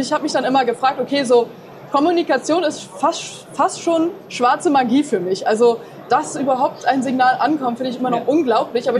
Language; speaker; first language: German; native; German